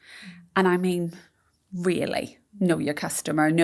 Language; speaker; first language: English; native; English